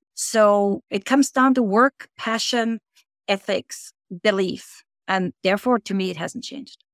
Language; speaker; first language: English; non-native, fluent; German